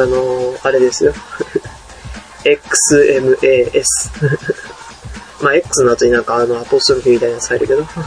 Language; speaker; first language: Japanese; native; Japanese